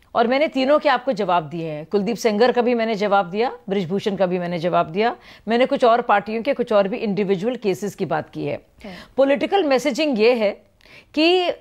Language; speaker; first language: Hindi; native; Hindi